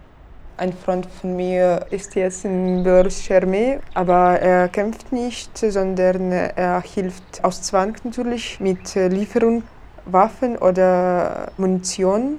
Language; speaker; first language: German; non-native, learner; Belarusian